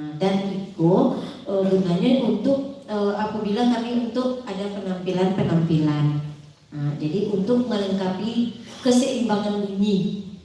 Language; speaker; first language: Indonesian; non-native, local second language; Minangkabau